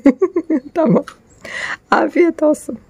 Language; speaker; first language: Turkish; non-native, fluent; Polish